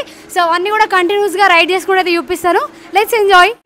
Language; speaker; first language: Telugu; native; Telugu